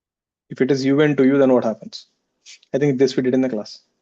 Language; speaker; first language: English; non-native, local second language; Hindi